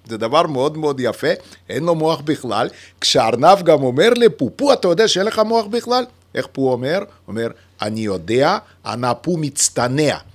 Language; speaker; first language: Hebrew; non-native, fluent; Yiddish